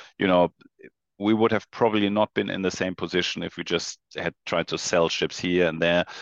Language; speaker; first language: English; non-native, fluent; German